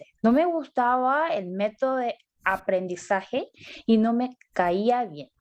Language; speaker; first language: Spanish; non-native, learner; Korean